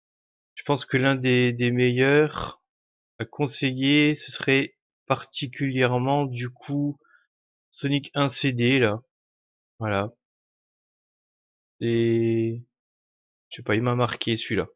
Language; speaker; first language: French; native; French